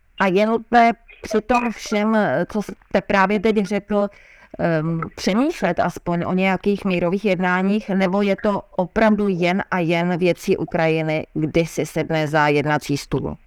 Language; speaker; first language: Czech; native; Czech